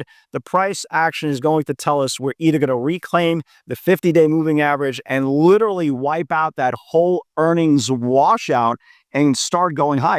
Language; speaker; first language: English; native; English